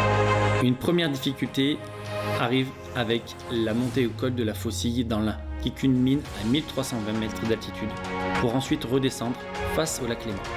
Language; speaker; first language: French; native; French